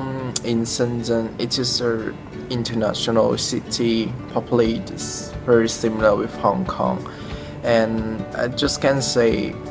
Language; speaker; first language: English; non-native, learner; Chinese